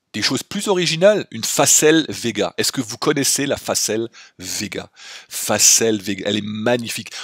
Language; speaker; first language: French; native; French